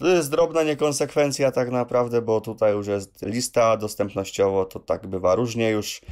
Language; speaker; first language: Polish; native; Polish